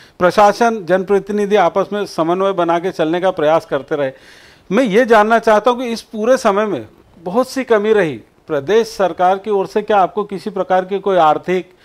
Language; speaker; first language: Hindi; native; Hindi